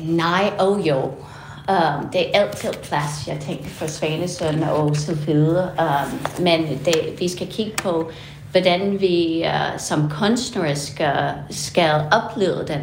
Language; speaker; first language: Danish; non-native, fluent; English